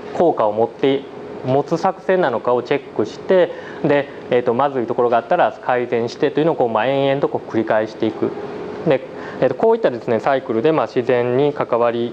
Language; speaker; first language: Japanese; native; Japanese